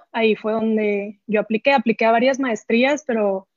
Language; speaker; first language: Spanish; native; Spanish